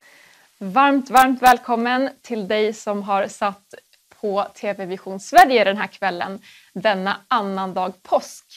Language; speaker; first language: Swedish; native; Swedish